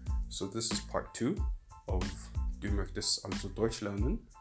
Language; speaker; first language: German; non-native, learner; English